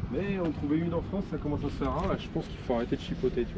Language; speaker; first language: French; native; French